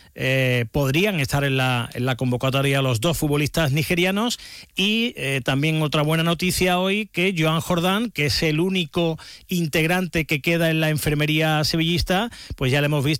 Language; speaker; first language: Spanish; native; Spanish